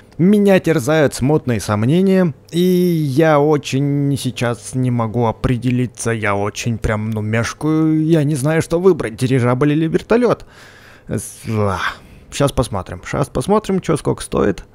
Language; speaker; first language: Russian; native; Russian